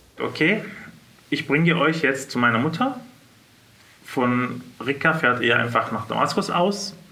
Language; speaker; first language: German; non-native, fluent; Arabic